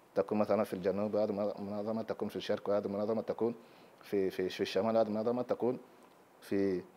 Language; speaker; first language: Arabic; non-native, fluent; Yoruba